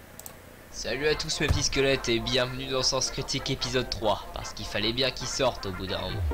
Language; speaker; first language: French; native; French